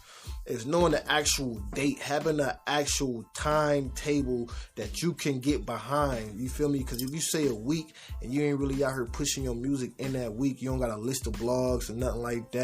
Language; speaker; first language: English; native; English